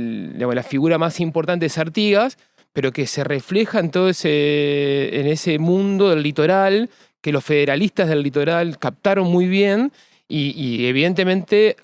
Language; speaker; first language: Spanish; native; Spanish